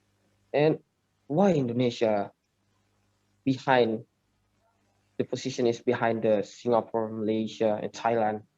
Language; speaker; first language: English; non-native, learner; Indonesian